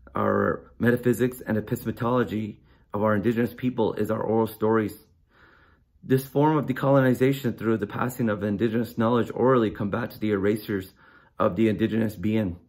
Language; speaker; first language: English; native; English